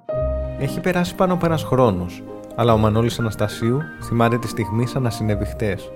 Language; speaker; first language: Greek; native; Greek